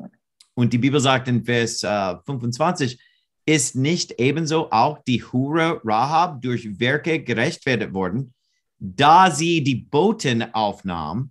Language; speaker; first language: German; non-native, learner; English